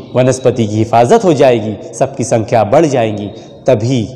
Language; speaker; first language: Hindi; non-native, local second language; Marathi